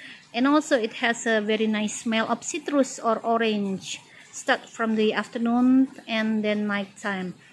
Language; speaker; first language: English; non-native, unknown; Indonesian